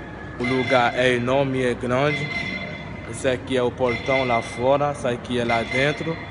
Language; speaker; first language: Portuguese; non-native, learner; Haitian Creole